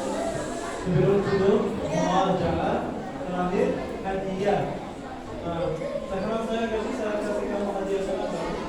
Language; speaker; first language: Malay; non-native, learner; Arabic